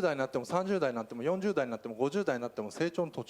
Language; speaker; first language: Japanese; native; Japanese